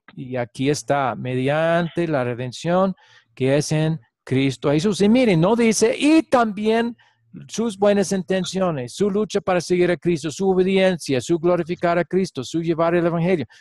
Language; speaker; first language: Spanish; non-native, fluent; English